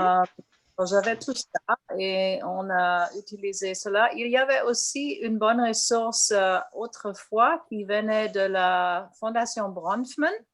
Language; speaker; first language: French; non-native, local second language; English